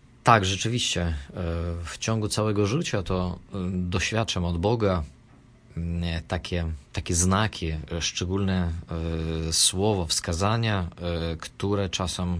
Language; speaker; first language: Polish; non-native, fluent; Russian